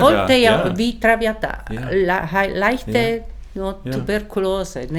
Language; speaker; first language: German; non-native, learner; Czech